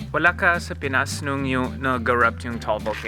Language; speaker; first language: Filipino; early bilingual, heritage; English